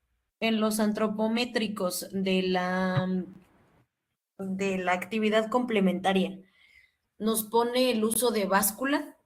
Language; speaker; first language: Spanish; native; Spanish